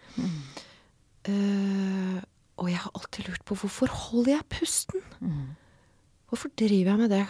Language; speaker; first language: Norwegian; native; Norwegian